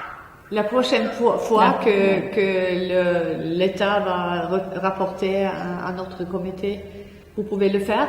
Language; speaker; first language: French; non-native, fluent; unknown